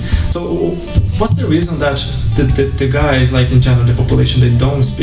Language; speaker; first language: English; non-native, fluent; Portuguese